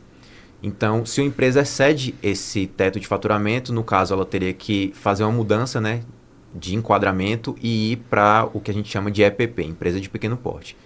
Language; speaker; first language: Portuguese; native; Portuguese